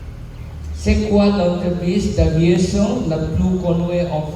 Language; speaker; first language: French; non-native, learner; Sinhala